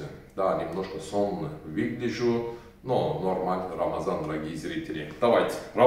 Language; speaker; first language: Russian; non-native, learner; Turkish